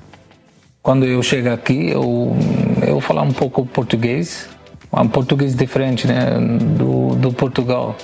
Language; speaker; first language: Portuguese; non-native, learner; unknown